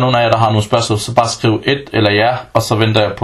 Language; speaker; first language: Danish; early bilingual, other home language; Arabic